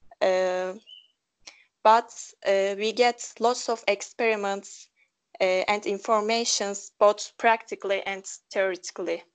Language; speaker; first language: English; non-native, local second language; Turkish